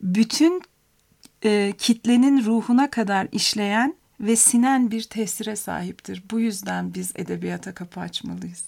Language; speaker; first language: Turkish; native; Turkish